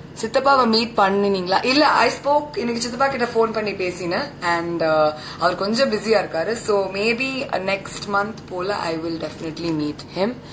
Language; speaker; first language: Tamil; native; Tamil